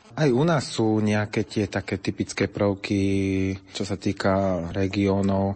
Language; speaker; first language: Slovak; native; Slovak